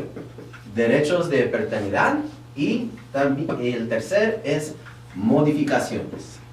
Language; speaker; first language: Spanish; early bilingual, heritage; Spanish